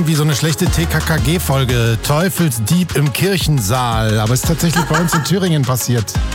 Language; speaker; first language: German; native; German